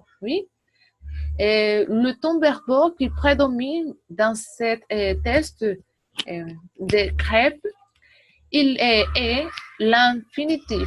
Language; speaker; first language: French; non-native, learner; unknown